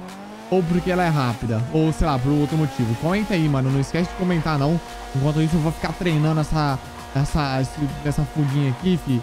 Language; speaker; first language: Portuguese; native; Portuguese